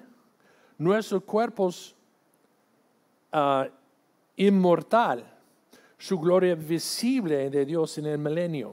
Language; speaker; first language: Spanish; non-native, fluent; English